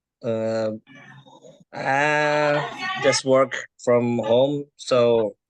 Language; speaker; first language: English; non-native, learner; Indonesian